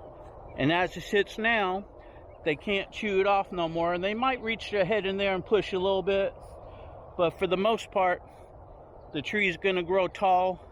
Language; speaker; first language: English; native; English